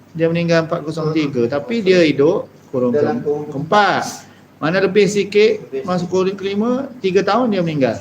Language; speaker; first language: Malay; native; Malay